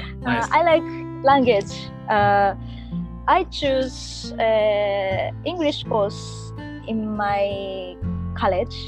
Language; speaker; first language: English; non-native, learner; Japanese